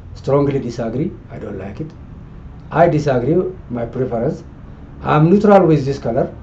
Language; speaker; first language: English; non-native, local second language; Amharic